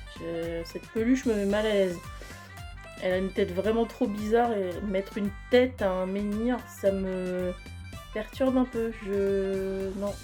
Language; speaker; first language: French; native; French